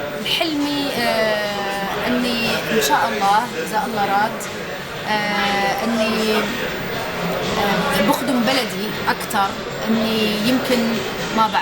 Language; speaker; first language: Arabic; native; Arabic